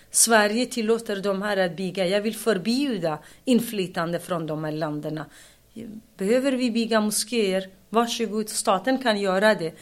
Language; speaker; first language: Swedish; non-native, fluent; Kurdish